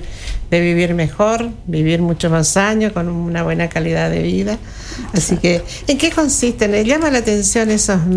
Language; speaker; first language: Spanish; native; Spanish